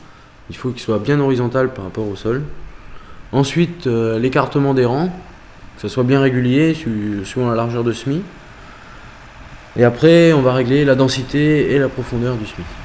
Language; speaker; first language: French; native; French